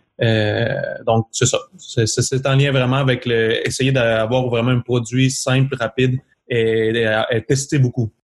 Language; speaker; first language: French; non-native, fluent; Spanish